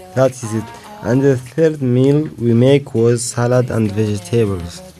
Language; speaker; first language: English; non-native, fluent; Arabic